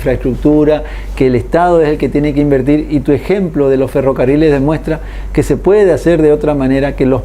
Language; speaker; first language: Spanish; native; Spanish